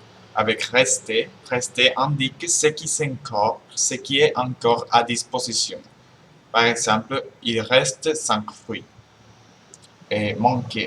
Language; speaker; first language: French; non-native, learner; Spanish